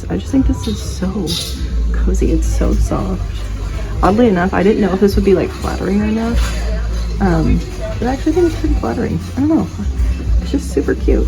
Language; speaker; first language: English; native; English